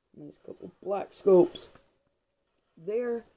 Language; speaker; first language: English; native; English